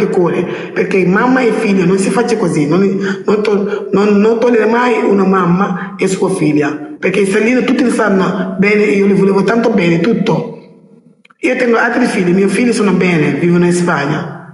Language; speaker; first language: Italian; non-native, learner; Wolof